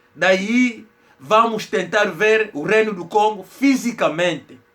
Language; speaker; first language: Portuguese; non-native, local second language; Kongo